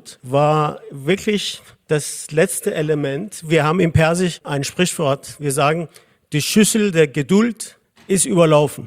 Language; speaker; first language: German; non-native, fluent; Persian